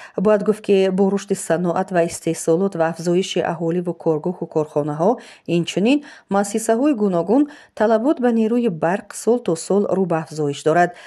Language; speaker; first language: Tajik; non-native, local second language; Shughni